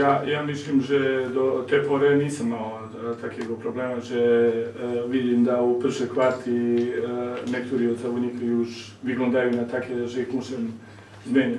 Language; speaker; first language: Polish; non-native, learner; Serbian